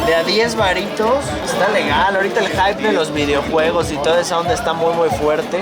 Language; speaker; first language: Spanish; native; Spanish